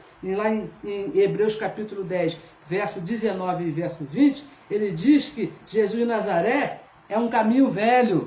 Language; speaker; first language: Portuguese; native; Portuguese